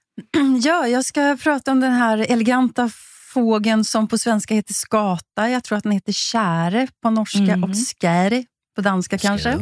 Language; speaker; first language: Swedish; native; Swedish